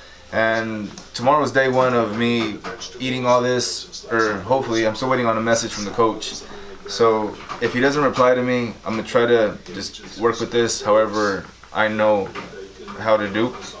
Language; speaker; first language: English; early bilingual, other home language; Spanish